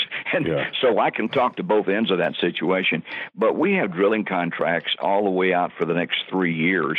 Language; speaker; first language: English; native; English